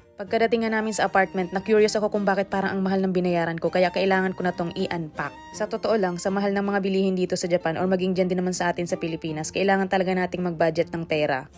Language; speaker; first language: Filipino; native; Filipino